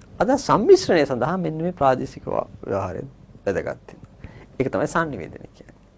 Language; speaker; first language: Sinhala; native; Sinhala